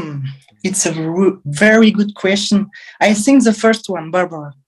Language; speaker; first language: English; non-native, learner; French